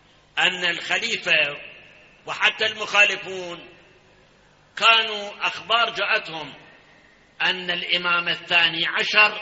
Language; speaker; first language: Arabic; native; Arabic